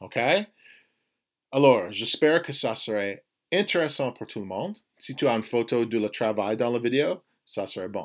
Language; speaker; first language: French; non-native, fluent; English